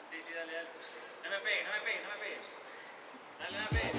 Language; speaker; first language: Spanish; native; Spanish